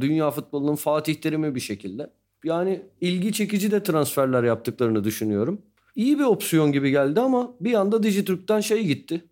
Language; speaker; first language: Turkish; native; Turkish